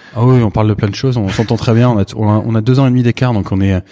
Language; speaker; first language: French; native; French